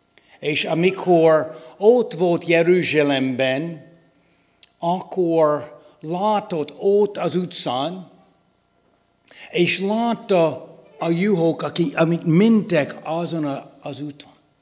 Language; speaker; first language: Hungarian; non-native, learner; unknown